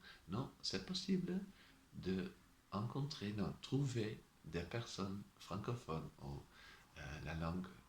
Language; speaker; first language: French; non-native, learner; Dutch